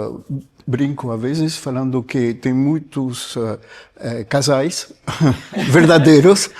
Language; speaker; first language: Portuguese; non-native, fluent; French